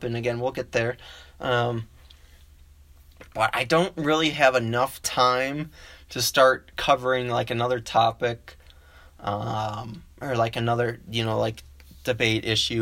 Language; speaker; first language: English; native; English